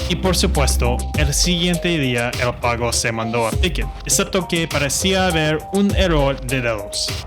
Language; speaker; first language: Spanish; non-native, fluent; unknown